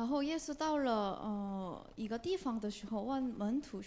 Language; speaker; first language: Chinese; non-native, learner; Korean